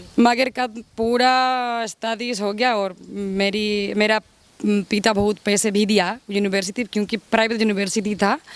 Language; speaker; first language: Hindi; non-native, learner; Spanish